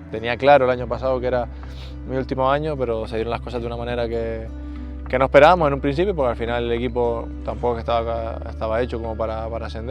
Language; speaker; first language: Spanish; native; Spanish